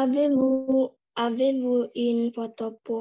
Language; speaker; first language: French; non-native, learner; Indonesian